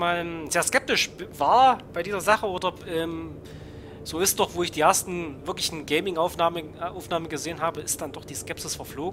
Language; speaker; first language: German; native; German